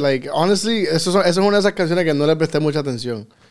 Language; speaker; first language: Spanish; early bilingual, heritage; Spanish